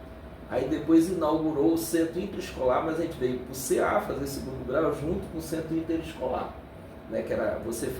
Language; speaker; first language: Portuguese; native; Portuguese